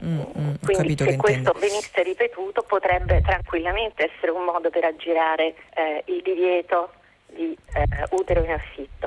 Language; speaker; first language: Italian; native; Italian